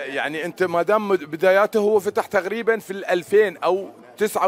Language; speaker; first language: Arabic; native; Arabic